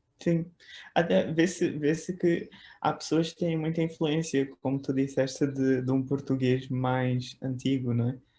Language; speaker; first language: Portuguese; native; Portuguese